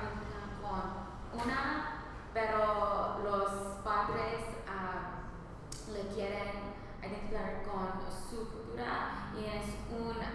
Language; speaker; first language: Spanish; early bilingual, heritage; Spanish